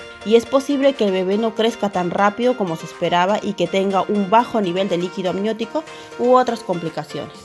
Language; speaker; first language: Spanish; native; Spanish